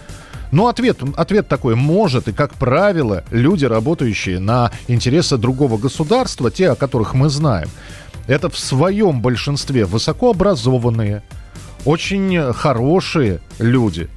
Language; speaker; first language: Russian; native; Russian